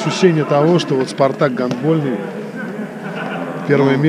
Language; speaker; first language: Russian; native; Russian